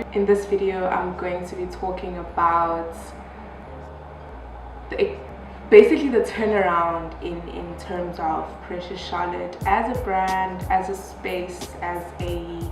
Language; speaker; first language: English; non-native, local second language; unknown